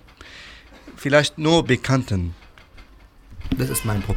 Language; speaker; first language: German; non-native, learner; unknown